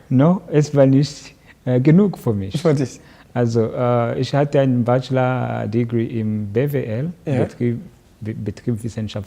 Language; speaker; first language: German; non-native, learner; Kinyarwanda